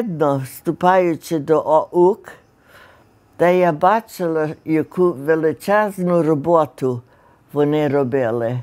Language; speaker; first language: Ukrainian; early bilingual, heritage; Ukrainian